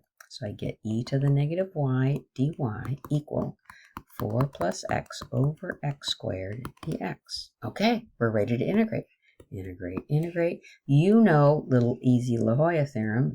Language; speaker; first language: English; native; English